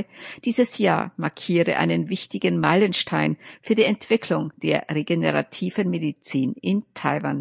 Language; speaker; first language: German; native; German